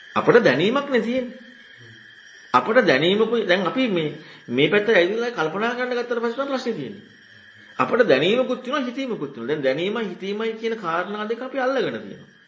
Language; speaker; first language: Sinhala; native; Sinhala